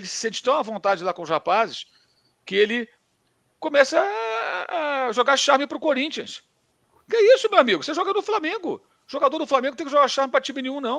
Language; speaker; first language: Portuguese; native; Portuguese